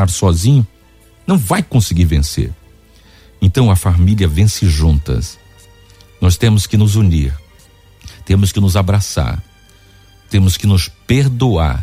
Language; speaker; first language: Portuguese; native; Portuguese